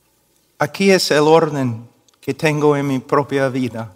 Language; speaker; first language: Spanish; non-native, fluent; English